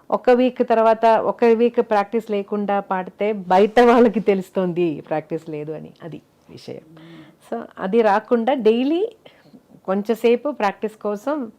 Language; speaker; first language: Telugu; non-native, fluent; Malayalam